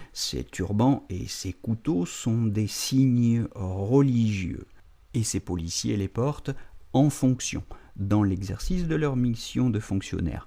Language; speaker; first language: French; native; French